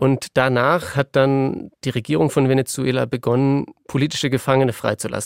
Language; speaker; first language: German; native; German